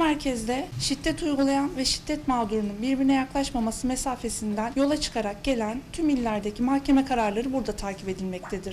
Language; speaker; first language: Turkish; native; Turkish